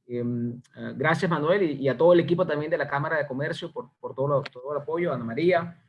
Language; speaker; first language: Spanish; native; Spanish